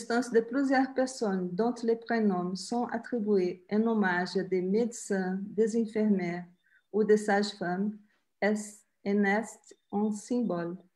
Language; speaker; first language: French; non-native, fluent; Portuguese